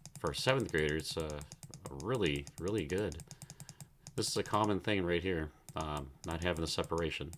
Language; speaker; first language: English; native; English